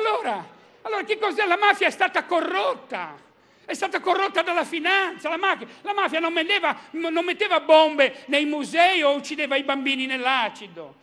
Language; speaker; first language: Italian; native; Italian